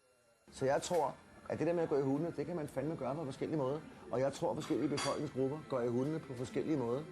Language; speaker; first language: Danish; native; Danish